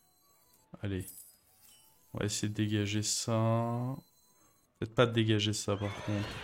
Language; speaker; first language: French; native; French